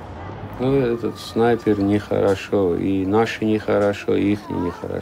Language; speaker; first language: Russian; non-native, local second language; Armenian